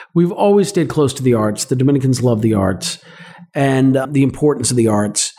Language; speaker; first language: English; native; English